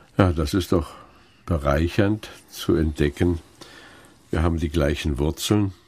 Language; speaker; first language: German; native; German